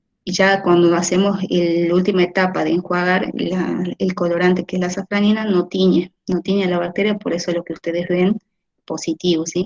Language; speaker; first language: Spanish; native; Spanish